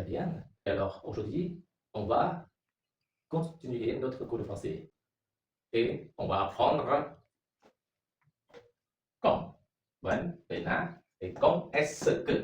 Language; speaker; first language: French; non-native, learner; Khmer